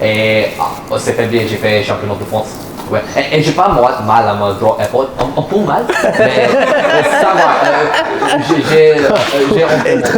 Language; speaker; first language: French; non-native, learner; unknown